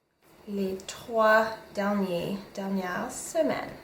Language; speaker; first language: French; non-native, local second language; English